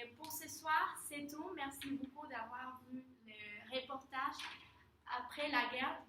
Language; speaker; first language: French; non-native, learner; Spanish